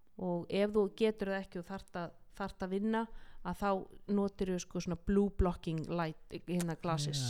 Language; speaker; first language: Icelandic; native; Icelandic